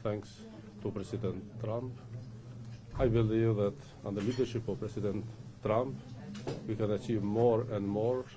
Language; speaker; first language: English; non-native, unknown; Albanian